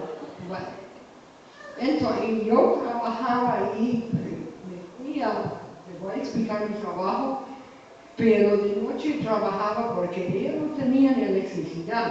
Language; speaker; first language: Spanish; non-native, fluent; English